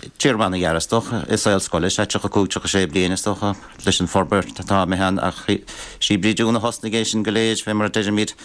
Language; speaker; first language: Irish; native; Irish